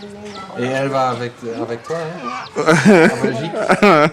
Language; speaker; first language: French; non-native, fluent; Dutch